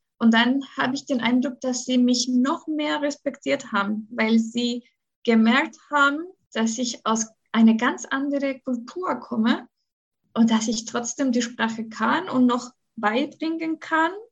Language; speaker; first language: German; non-native, fluent; Spanish